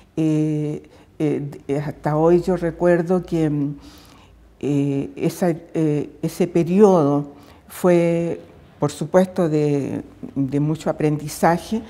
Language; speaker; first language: Spanish; native; Spanish